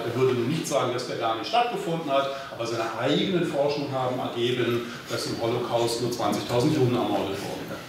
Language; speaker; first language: German; native; German